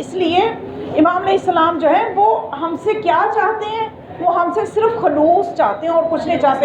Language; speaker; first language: Urdu; native; Urdu